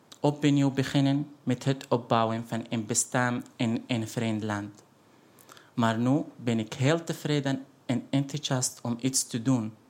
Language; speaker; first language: Dutch; non-native, fluent; Arabic